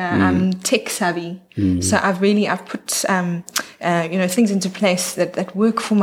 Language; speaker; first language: English; native; English